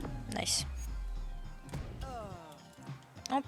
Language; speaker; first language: French; native; French